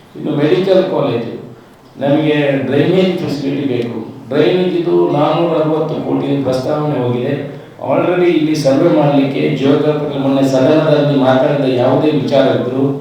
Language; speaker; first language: Kannada; non-native, local second language; Tulu